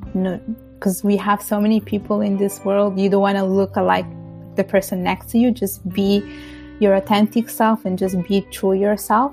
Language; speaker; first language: English; non-native, fluent; Bangla